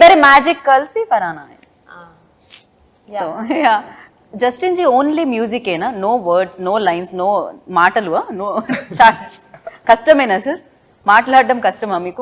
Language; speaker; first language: Telugu; native; Telugu